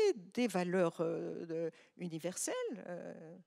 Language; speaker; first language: French; non-native, local second language; Arabic